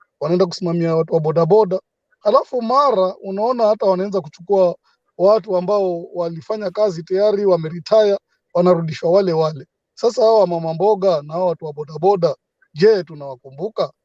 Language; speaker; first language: Swahili; native; Swahili